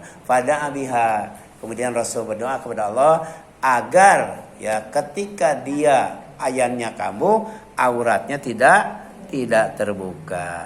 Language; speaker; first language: Indonesian; native; Indonesian